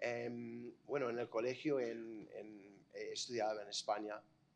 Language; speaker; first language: Spanish; non-native, fluent; English